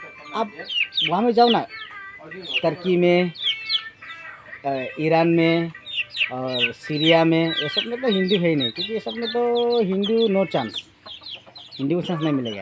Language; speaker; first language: Hindi; non-native, local second language; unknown